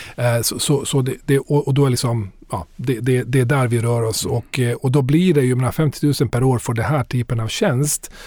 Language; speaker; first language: Swedish; non-native, fluent; Bosnian